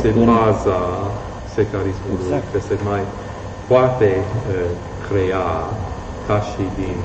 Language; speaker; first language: Romanian; non-native, fluent; English